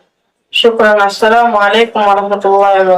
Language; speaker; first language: Arabic; non-native, learner; Rohingya